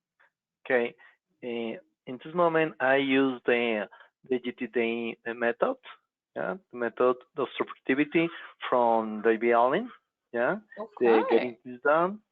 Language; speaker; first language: English; non-native, local second language; Spanish